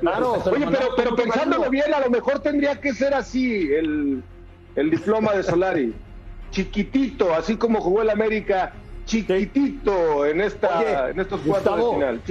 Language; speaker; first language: Spanish; native; Spanish